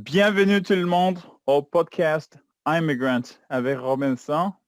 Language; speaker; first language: French; non-native, fluent; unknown